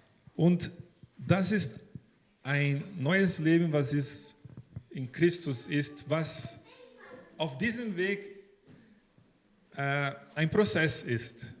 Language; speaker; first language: German; non-native, fluent; Portuguese